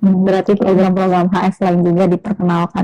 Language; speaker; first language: Indonesian; native; Indonesian